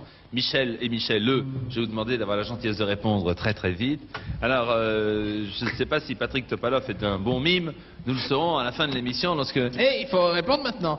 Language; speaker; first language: French; native; French